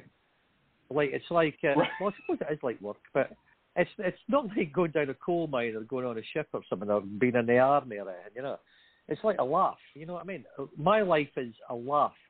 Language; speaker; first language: English; native; English